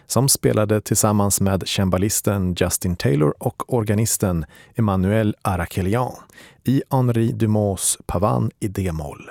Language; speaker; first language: Swedish; native; Swedish